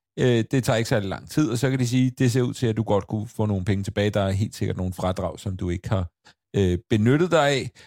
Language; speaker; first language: Danish; native; Danish